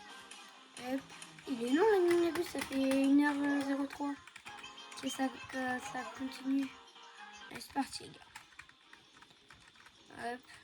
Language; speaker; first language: French; native; French